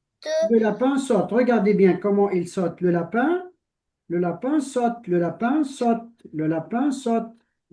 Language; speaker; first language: French; non-native, local second language; Arabic